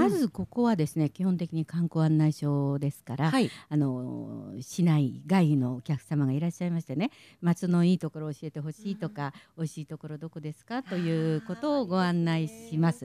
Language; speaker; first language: Japanese; native; Japanese